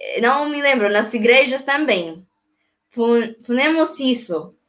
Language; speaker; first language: Portuguese; non-native, learner; Spanish